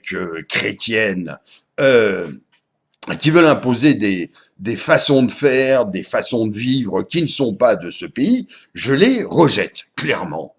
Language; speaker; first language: French; native; French